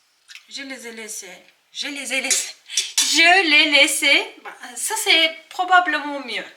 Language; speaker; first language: French; non-native, learner; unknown